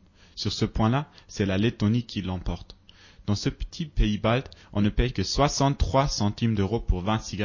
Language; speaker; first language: French; native; French